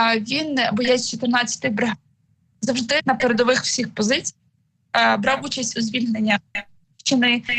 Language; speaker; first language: Ukrainian; native; Ukrainian